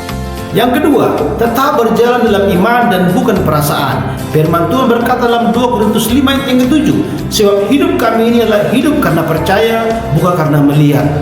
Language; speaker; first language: Indonesian; native; Indonesian